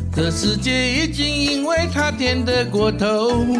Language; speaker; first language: Chinese; native; Chinese